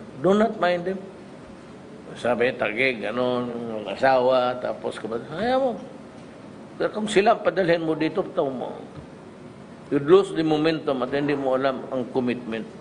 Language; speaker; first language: Filipino; non-native, local second language; Cebuano